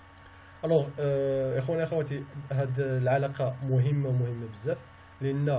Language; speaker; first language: Arabic; native; Arabic